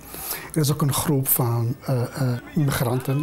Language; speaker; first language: Dutch; non-native, fluent; Arabic